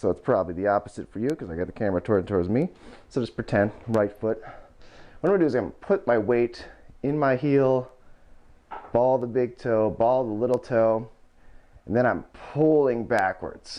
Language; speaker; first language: English; native; English